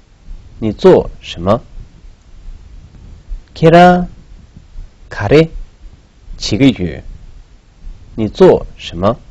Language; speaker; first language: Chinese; non-native, local second language; Tibetan